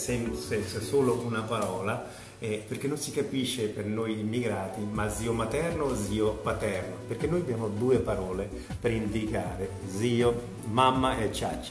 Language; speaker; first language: Italian; non-native, fluent; Urdu